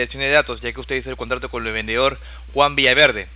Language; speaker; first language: Spanish; native; Spanish